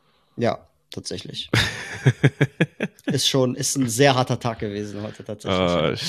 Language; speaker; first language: German; native; German